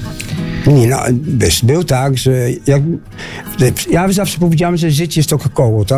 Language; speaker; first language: Polish; non-native, fluent; Dutch